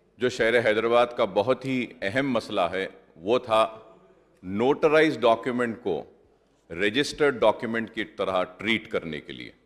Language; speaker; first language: Hindi; non-native, local second language; Urdu